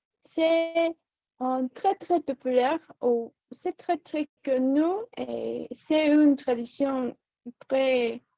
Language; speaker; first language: French; non-native, learner; Spanish